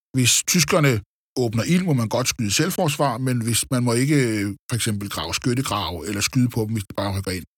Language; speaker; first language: Danish; native; Danish